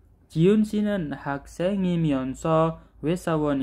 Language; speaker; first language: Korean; non-native, learner; Indonesian